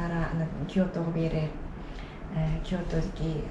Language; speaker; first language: Turkish; non-native, learner; Uyghur